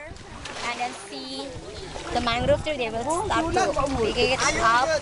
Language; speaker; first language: English; non-native, learner; Indonesian